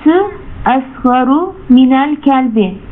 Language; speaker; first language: Arabic; non-native, learner; Turkish